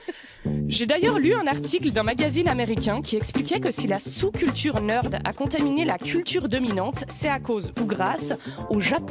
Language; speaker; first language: French; native; French